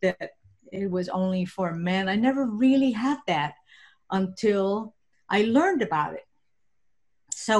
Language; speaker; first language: English; non-native, fluent; Spanish